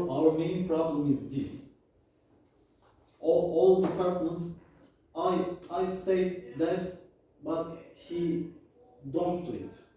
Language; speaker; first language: English; non-native, learner; Turkish